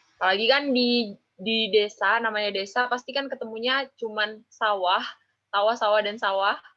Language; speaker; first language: Indonesian; non-native, local second language; Javanese